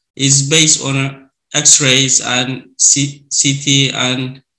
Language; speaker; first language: English; non-native, learner; Arabic